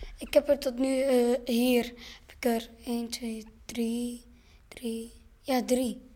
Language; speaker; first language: Dutch; early bilingual, other home language; Persian